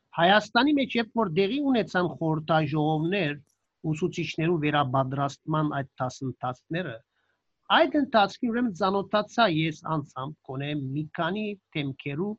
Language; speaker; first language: Armenian; early bilingual, heritage; Armenian